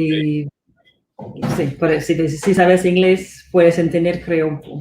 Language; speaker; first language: Spanish; non-native, fluent; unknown